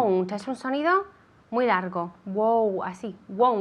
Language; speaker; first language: Spanish; non-native, fluent; English